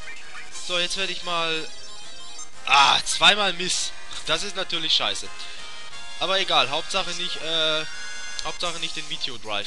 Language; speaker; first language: German; native; German